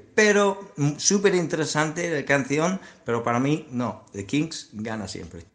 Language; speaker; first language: Spanish; non-native, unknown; English